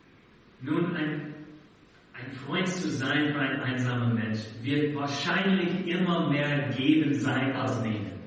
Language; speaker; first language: German; non-native, fluent; English